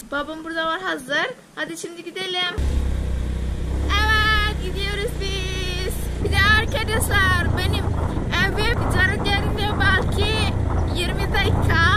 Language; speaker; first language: Turkish; non-native, learner; Javanese